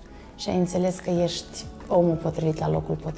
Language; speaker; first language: Romanian; native; Romanian